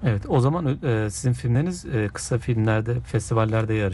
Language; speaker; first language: Turkish; native; Turkish